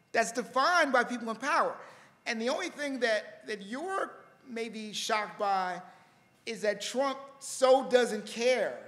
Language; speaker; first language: English; native; English